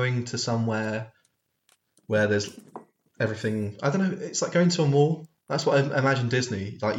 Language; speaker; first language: English; native; English